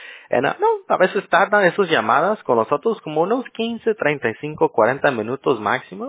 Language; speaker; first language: Spanish; early bilingual, heritage; English